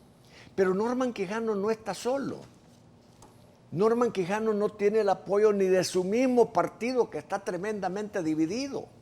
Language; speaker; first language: Spanish; native; Spanish